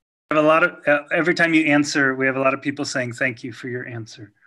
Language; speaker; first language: English; native; English